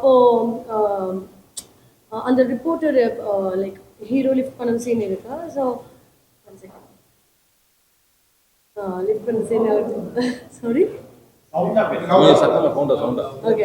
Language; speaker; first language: Tamil; non-native, learner; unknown